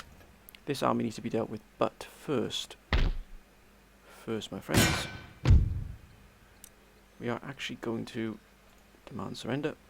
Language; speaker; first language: English; native; English